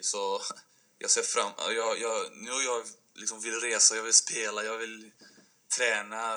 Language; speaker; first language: Swedish; non-native, fluent; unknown